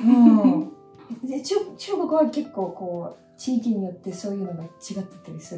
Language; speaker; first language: Japanese; non-native, fluent; Russian